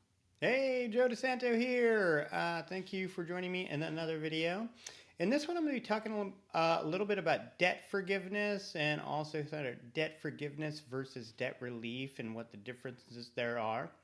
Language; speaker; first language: English; native; English